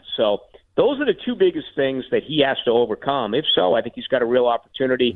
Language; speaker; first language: English; native; English